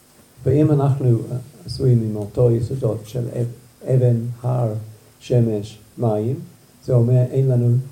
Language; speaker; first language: Hebrew; non-native, fluent; English